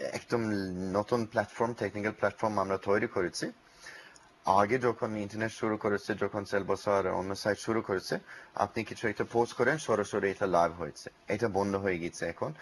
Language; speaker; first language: Bangla; non-native, learner; English